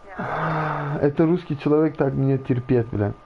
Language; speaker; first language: Russian; non-native, learner; Turkish